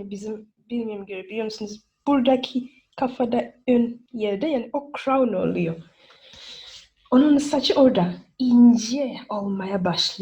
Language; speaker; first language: Turkish; non-native, learner; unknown